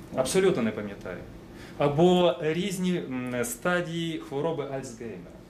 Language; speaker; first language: Ukrainian; non-native, local second language; Russian